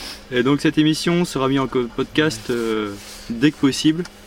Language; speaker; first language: French; native; French